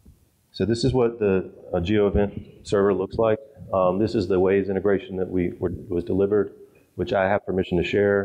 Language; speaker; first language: English; native; English